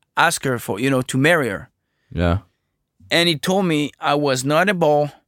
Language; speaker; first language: English; non-native, fluent; French